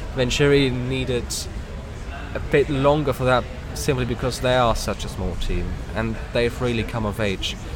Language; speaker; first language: English; non-native, fluent; German